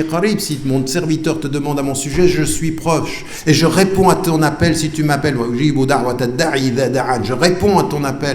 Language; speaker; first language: French; native; French